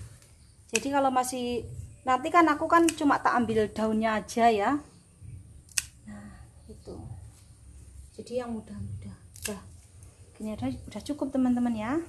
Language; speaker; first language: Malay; non-native, local second language; Javanese